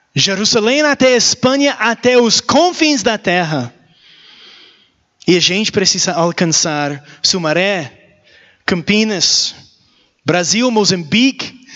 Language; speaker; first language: Portuguese; non-native, learner; English